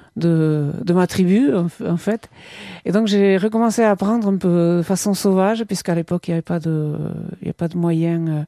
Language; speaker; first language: French; non-native, local second language; Basque